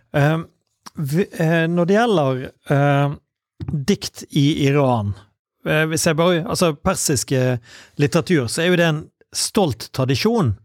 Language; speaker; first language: Norwegian; native; Norwegian